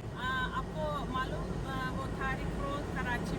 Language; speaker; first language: Hindi; non-native, fluent; Uzbek